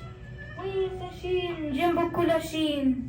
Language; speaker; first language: French; non-native, learner; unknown